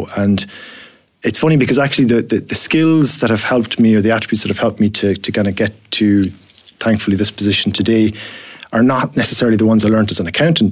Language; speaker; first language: English; native; English